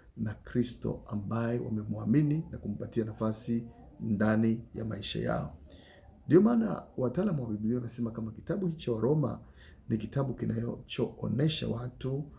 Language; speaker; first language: Swahili; native; Swahili